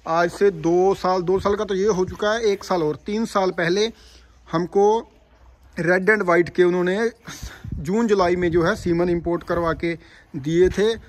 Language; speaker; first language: Hindi; non-native, local second language; Punjabi